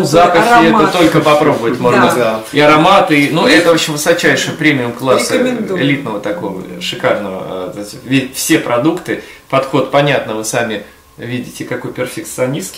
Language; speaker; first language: Russian; native; Russian